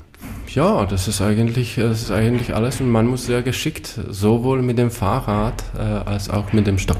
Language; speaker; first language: German; non-native, fluent; Czech